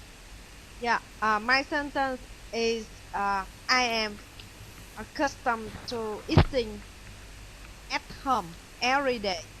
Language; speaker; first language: English; non-native, learner; Vietnamese